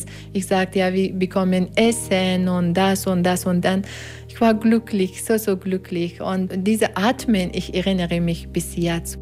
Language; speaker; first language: German; non-native, learner; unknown